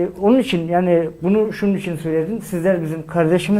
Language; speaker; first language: Turkish; native; Turkish